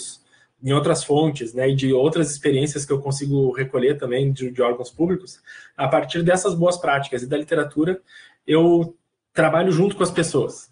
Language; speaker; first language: Portuguese; native; Portuguese